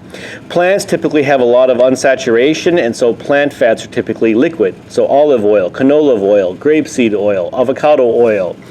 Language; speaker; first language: English; native; English